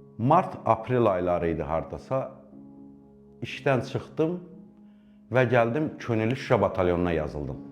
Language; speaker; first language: Azerbaijani; native; Azerbaijani